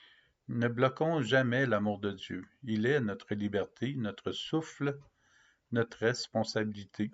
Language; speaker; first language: French; native; French